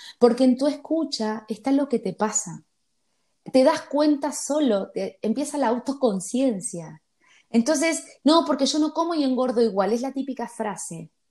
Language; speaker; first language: Spanish; native; Spanish